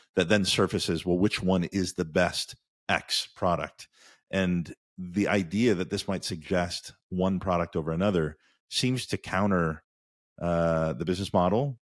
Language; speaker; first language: English; native; English